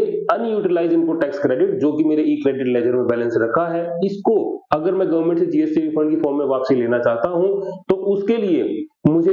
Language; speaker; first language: Hindi; native; Hindi